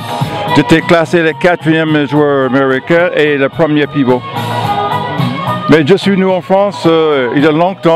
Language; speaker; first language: French; non-native, fluent; English